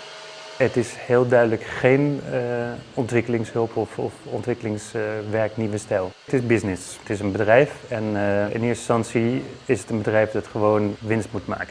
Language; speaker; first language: Dutch; native; Dutch